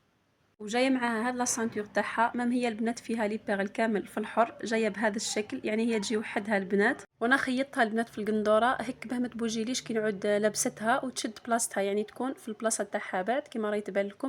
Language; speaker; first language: Arabic; native; Arabic